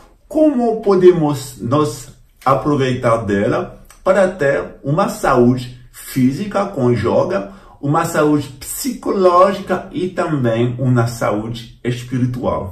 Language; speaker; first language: Portuguese; non-native, fluent; French